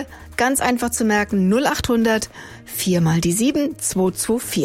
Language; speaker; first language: German; native; German